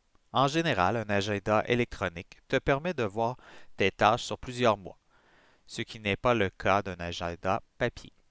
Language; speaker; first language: French; native; French